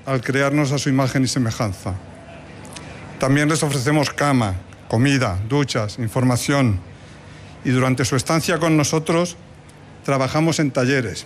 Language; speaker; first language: Spanish; native; Spanish